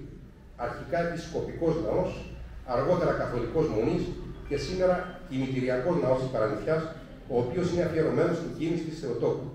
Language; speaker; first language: Greek; native; Greek